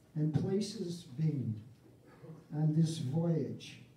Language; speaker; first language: English; native; English